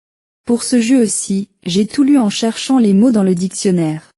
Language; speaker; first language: French; non-native, learner; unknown